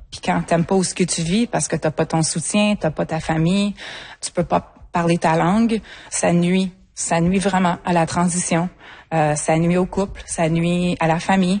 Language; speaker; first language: French; native; French